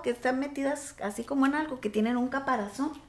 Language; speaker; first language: Spanish; native; Spanish